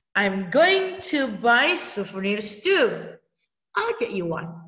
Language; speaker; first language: English; non-native, fluent; Indonesian